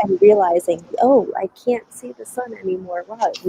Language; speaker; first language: English; native; English